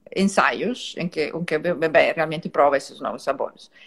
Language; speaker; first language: Portuguese; non-native, fluent; Italian